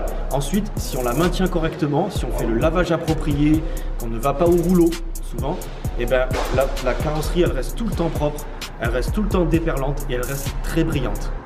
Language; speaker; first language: French; native; French